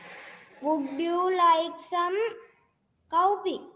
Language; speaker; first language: English; non-native, learner; Sinhala